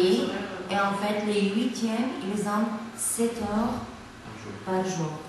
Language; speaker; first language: French; non-native, fluent; Bulgarian